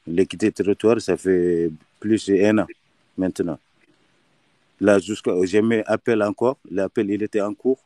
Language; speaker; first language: French; non-native, learner; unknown